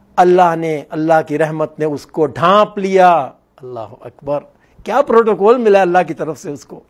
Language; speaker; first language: Urdu; non-native, local second language; Northern Hindko